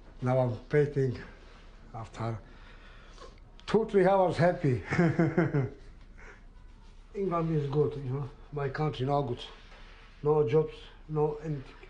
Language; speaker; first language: English; non-native, learner; Romanian